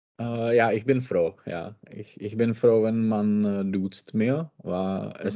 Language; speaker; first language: German; non-native, learner; Czech